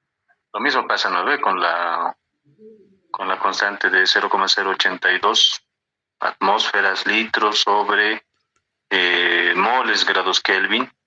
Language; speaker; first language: Spanish; native; Spanish